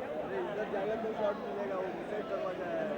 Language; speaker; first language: Hindi; native; Hindi